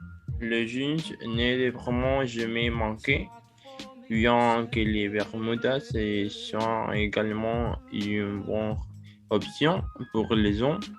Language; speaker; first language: French; non-native, learner; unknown